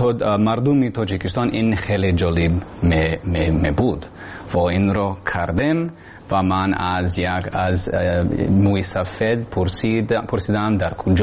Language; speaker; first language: Persian; non-native, learner; English